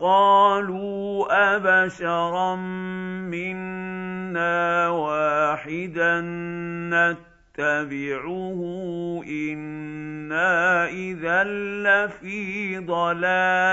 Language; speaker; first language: Arabic; native; Arabic